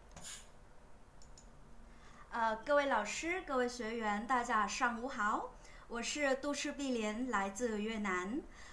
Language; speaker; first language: Chinese; non-native, fluent; Vietnamese